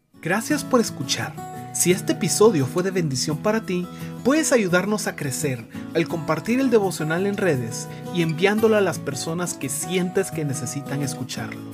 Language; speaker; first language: Spanish; native; Spanish